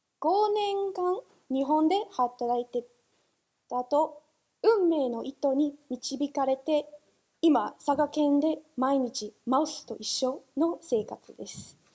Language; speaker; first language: Japanese; non-native, fluent; English